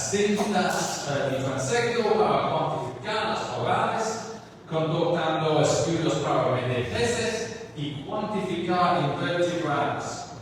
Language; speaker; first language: Spanish; non-native, learner; English